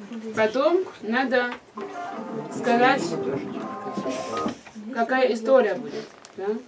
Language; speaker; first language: Russian; non-native, learner; Chinese